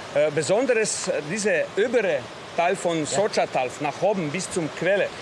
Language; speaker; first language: German; non-native, learner; Slovenian